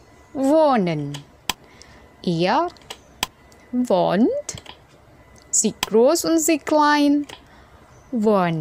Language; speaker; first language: German; non-native, fluent; Indonesian